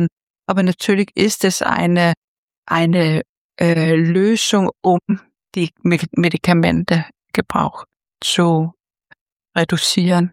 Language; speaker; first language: German; non-native, fluent; Danish